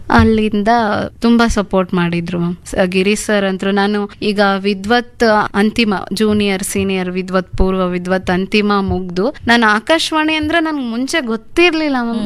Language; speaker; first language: Kannada; non-native, local second language; Urdu